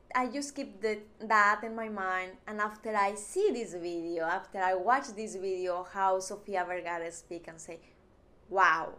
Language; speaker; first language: English; non-native, fluent; Spanish